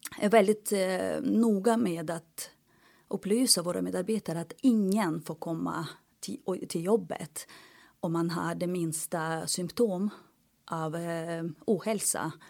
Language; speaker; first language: Swedish; non-native, fluent; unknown